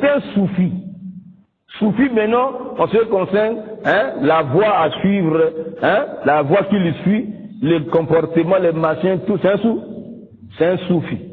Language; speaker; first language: French; non-native, local second language; Lingala